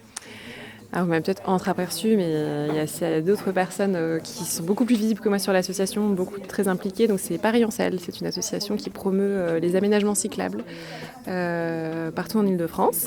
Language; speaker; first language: French; native; French